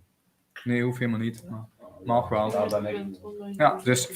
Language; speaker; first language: Dutch; native; Dutch